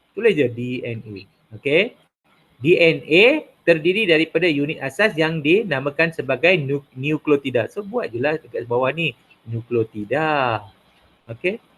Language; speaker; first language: Malay; non-native, local second language; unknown